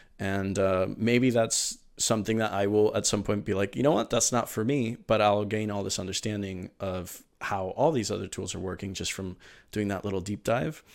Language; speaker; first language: English; early bilingual, other home language; Spanish